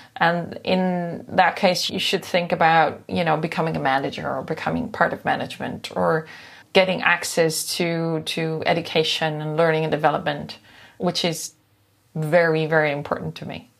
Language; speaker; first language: English; non-native, fluent; Dutch